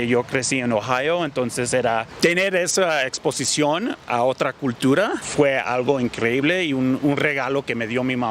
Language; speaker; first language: Spanish; early bilingual, heritage; Spanish